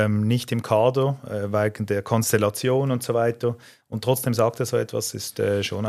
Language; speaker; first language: German; native; German